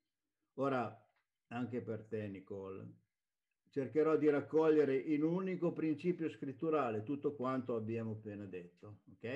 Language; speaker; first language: Italian; native; Italian